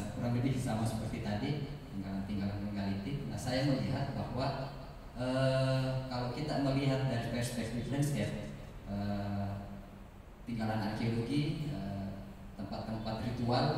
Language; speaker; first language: Indonesian; native; Indonesian